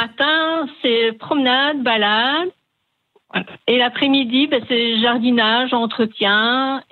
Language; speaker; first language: French; native; French